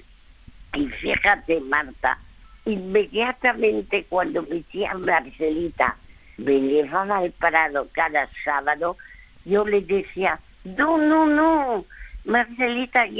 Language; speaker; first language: Spanish; early bilingual, other home language; French